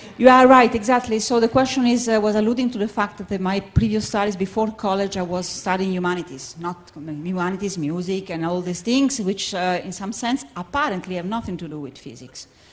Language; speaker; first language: English; non-native, fluent; Italian